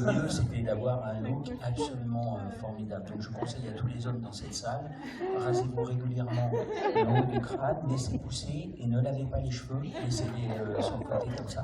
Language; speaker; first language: French; native; French